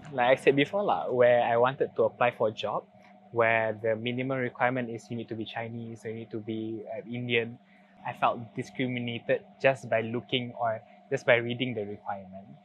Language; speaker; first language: English; non-native, local second language; Malay